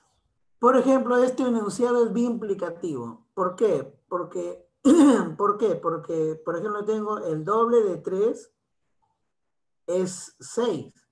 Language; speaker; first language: Spanish; native; Spanish